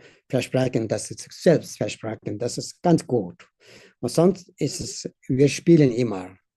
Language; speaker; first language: German; non-native, learner; Tibetan